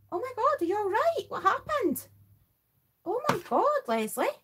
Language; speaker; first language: English; native; English